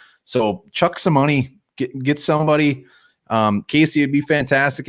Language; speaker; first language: English; native; English